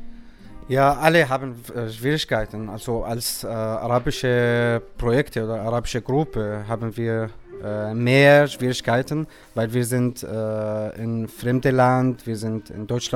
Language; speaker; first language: German; non-native, fluent; Arabic